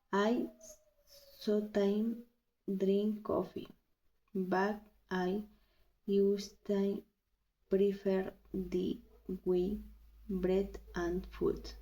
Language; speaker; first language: English; non-native, learner; Spanish